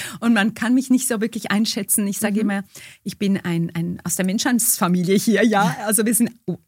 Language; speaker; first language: German; early bilingual, other home language; Romanian